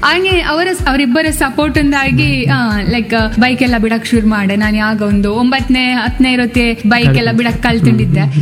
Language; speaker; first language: Kannada; non-native, local second language; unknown